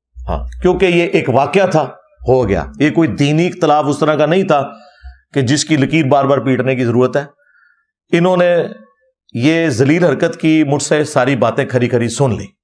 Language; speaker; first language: Urdu; non-native, local second language; Punjabi